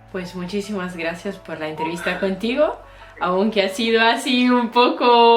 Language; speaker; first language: Spanish; native; Spanish